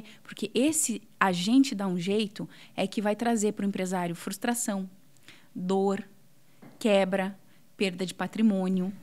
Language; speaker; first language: Portuguese; native; Portuguese